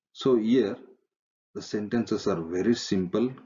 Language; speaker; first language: English; non-native, local second language; Kannada